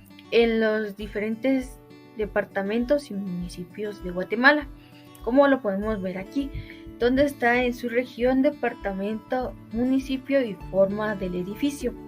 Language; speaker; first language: Spanish; native; Spanish